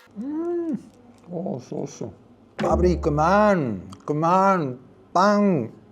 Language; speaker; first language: Korean; non-native, learner; Italian